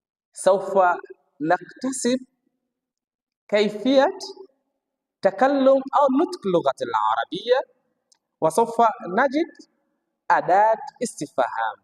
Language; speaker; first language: Arabic; non-native, fluent; Swahili